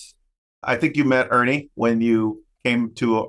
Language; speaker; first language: English; native; English